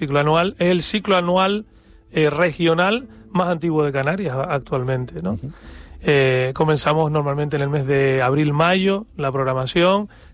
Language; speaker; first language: Spanish; native; Spanish